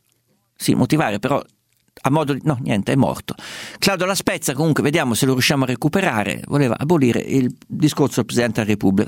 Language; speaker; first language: Italian; native; Italian